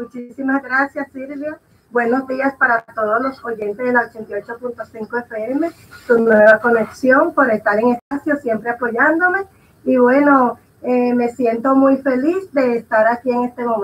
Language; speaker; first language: Spanish; native; Spanish